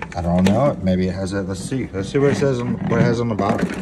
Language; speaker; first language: English; native; English